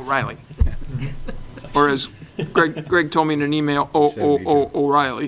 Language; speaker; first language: English; native; English